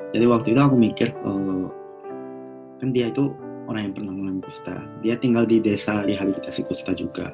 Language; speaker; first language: Indonesian; non-native, fluent; Japanese